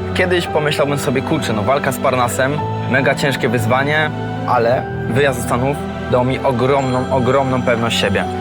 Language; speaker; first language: Polish; native; Polish